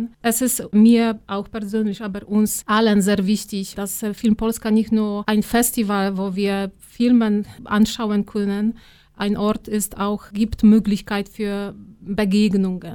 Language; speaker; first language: German; non-native, fluent; Polish